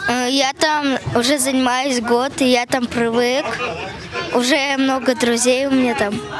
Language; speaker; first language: Russian; non-native, local second language; Kyrgyz